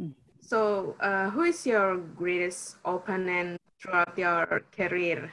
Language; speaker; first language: English; non-native, learner; Indonesian